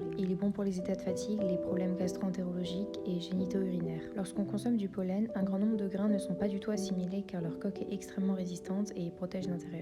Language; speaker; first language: French; native; French